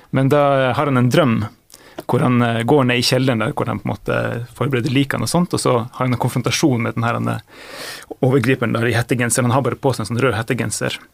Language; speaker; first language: Norwegian; native; Norwegian